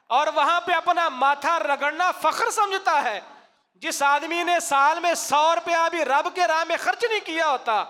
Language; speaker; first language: Urdu; non-native, local second language; Punjabi